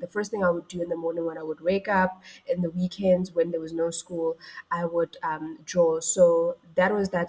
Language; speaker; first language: English; non-native, local second language; Tswana